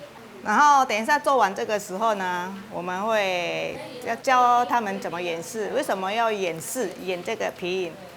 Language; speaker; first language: Chinese; non-native, fluent; Indonesian